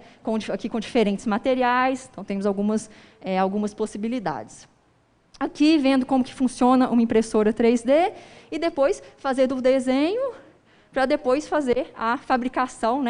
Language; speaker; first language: Portuguese; native; Portuguese